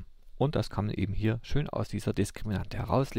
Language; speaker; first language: German; native; German